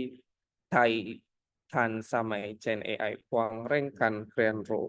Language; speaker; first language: Thai; non-native, learner; Indonesian